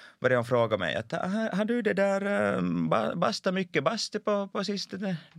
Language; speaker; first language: Swedish; native; Swedish